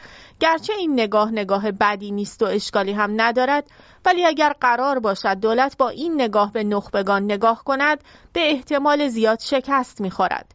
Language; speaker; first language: Persian; native; Persian